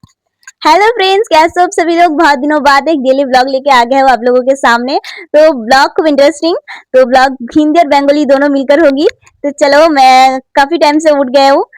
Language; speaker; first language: Hindi; non-native, local second language; Bangla